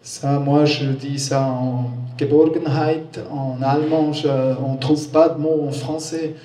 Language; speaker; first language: French; non-native, learner; German